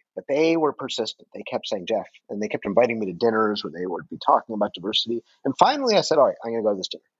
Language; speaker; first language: English; native; English